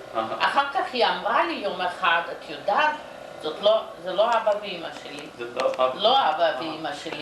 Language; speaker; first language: Hebrew; non-native, fluent; Yiddish